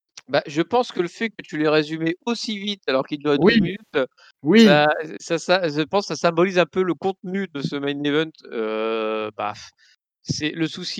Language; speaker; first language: French; native; French